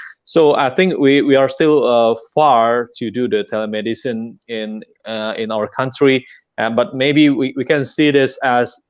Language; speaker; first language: English; non-native, fluent; Indonesian